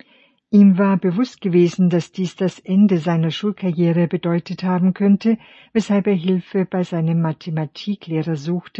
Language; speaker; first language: German; native; German